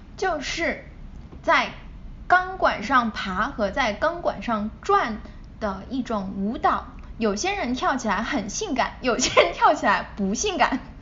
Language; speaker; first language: Chinese; native; Chinese